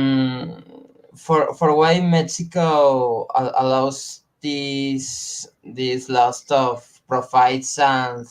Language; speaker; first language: English; non-native, learner; Spanish